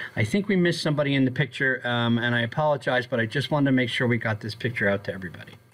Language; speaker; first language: English; native; English